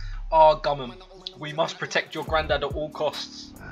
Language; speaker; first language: English; early bilingual, other home language; Italian